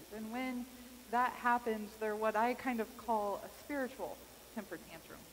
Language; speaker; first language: English; native; English